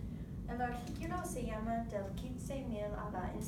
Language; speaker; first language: Spanish; non-native, learner; English